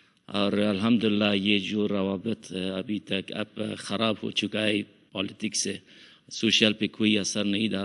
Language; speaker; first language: Hindi; non-native, fluent; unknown